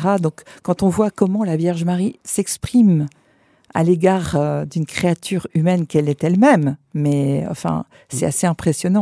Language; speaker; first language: French; native; French